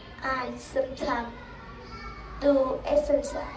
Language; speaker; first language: English; non-native, learner; Vietnamese